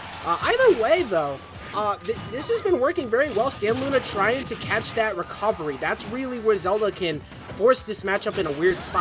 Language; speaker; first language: English; native; English